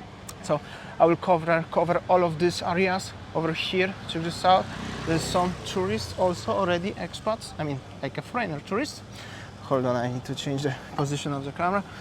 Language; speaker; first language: English; non-native, fluent; Polish